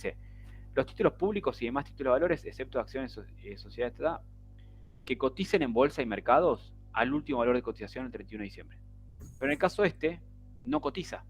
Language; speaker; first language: Spanish; native; Spanish